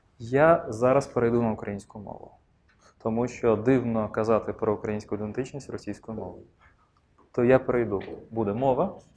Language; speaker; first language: Ukrainian; non-native, local second language; Russian